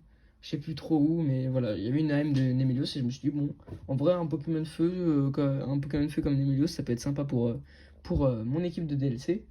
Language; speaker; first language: French; native; French